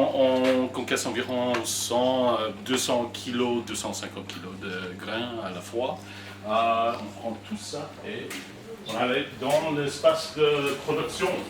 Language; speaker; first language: French; non-native, fluent; English